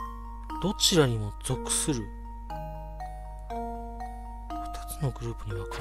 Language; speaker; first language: Japanese; native; Japanese